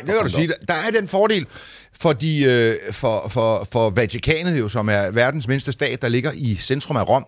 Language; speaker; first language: Danish; native; Danish